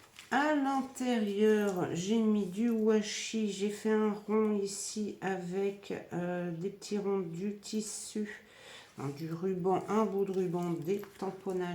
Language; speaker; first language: French; native; French